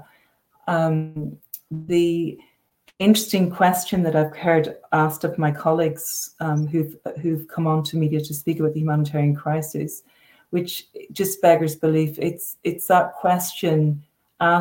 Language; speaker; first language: English; native; English